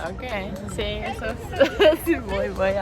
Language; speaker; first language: Spanish; non-native, learner; English